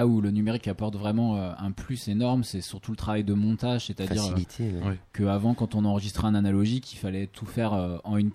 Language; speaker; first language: French; native; French